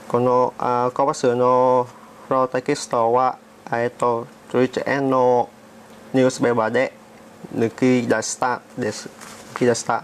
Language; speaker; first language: Japanese; non-native, learner; Vietnamese